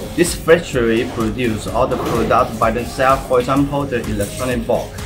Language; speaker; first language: English; non-native, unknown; Chinese